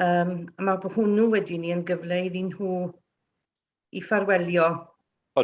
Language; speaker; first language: Welsh; native; Welsh